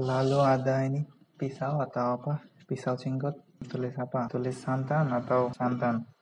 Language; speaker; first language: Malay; non-native, local second language; Bangla